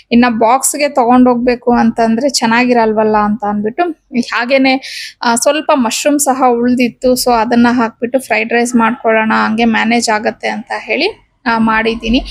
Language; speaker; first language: Kannada; non-native, local second language; Telugu